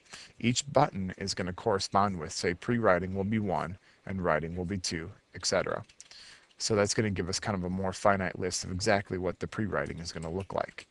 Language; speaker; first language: English; native; English